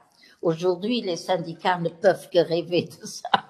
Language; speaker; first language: French; non-native, local second language; Luxembourgish